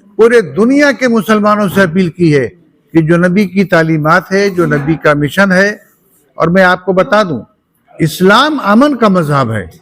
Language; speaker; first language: Urdu; native; Urdu